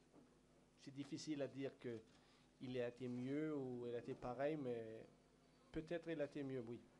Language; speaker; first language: French; non-native, fluent; Swedish